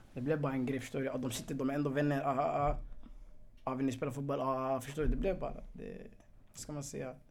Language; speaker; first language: Swedish; early bilingual, other home language; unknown